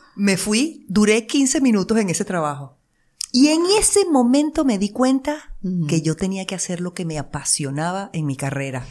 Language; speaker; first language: Spanish; native; Spanish